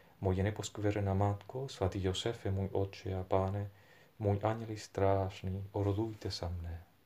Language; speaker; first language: Czech; non-native, fluent; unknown